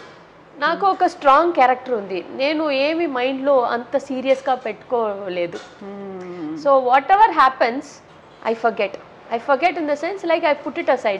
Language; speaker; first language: Telugu; non-native, fluent; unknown